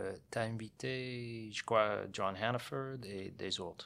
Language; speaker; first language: French; non-native, fluent; English